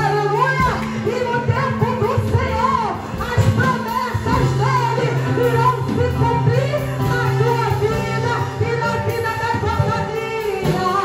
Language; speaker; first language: Portuguese; native; Portuguese